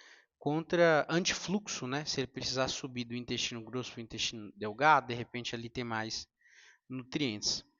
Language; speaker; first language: Portuguese; native; Portuguese